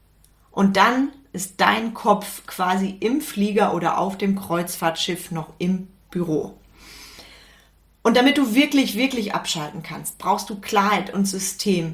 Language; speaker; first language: German; native; German